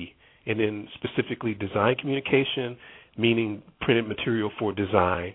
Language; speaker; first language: English; native; English